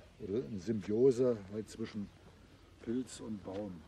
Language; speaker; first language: German; native; German